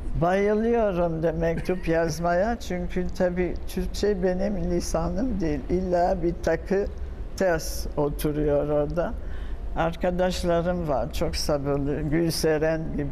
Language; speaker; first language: Turkish; non-native, fluent; French